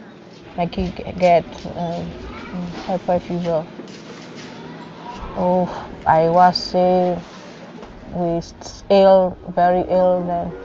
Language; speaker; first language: English; non-native, learner; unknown